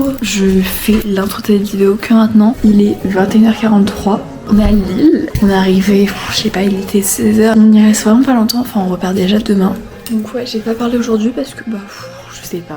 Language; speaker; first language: French; native; French